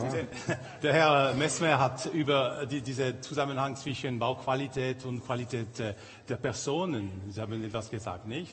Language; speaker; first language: German; non-native, local second language; French